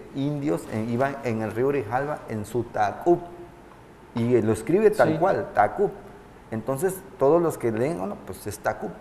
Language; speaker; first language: Spanish; non-native, local second language; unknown